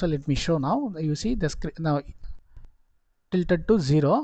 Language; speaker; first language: English; non-native, local second language; Tamil